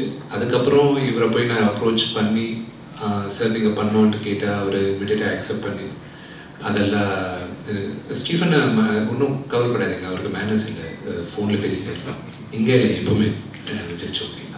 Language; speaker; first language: Tamil; non-native, local second language; Telugu